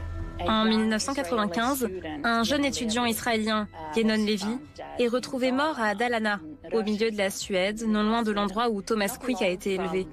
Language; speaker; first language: French; native; French